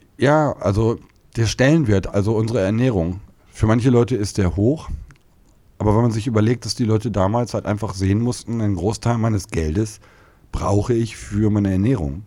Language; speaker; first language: German; native; German